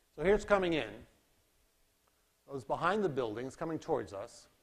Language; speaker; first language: English; native; English